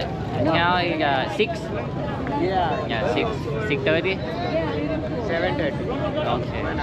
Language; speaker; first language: English; non-native, learner; Lao